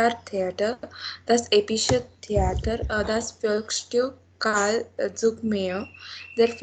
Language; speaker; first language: German; non-native, learner; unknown